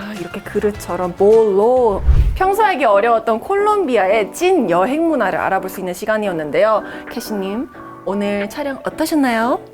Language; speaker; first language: Korean; native; Korean